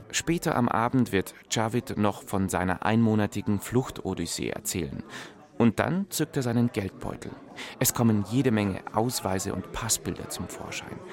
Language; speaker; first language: German; native; German